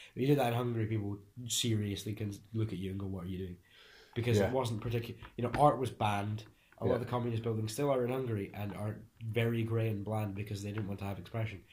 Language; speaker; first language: English; early bilingual, other home language; Hungarian